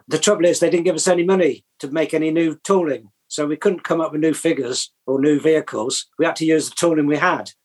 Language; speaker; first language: English; native; English